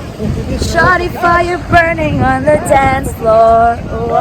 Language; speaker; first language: English; non-native, local second language; Cebuano